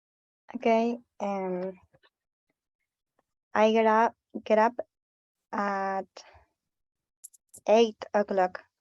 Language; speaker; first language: English; non-native, learner; Spanish